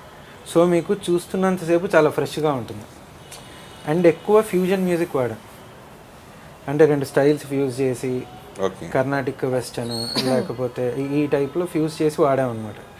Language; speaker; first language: Telugu; native; Telugu